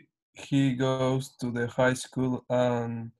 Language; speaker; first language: English; non-native, learner; Spanish